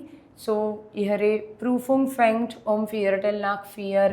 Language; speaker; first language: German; non-native, learner; Hindi